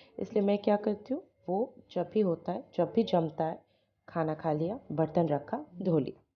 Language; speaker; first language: Hindi; non-native, local second language; Bangla